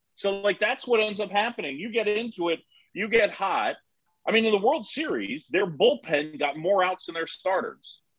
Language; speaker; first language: English; native; English